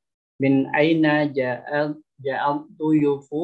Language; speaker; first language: Arabic; non-native, learner; Indonesian